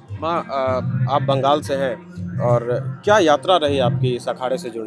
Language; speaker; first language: Hindi; native; Hindi